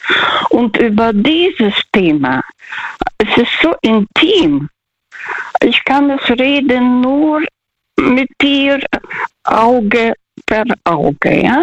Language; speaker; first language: German; non-native, learner; Russian